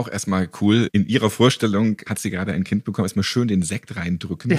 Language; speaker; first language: German; native; German